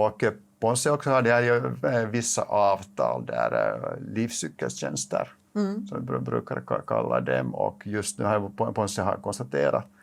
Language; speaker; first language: Swedish; non-native, local second language; Finnish